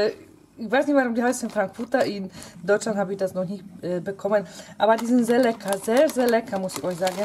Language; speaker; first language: German; non-native, fluent; Polish